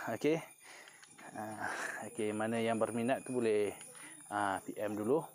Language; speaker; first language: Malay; non-native, local second language; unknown